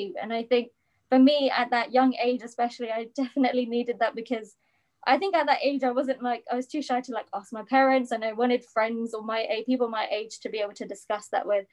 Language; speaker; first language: English; native; English